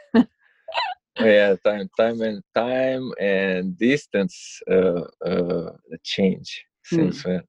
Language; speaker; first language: English; non-native, fluent; Romanian